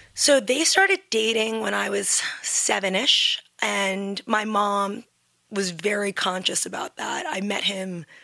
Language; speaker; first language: English; native; English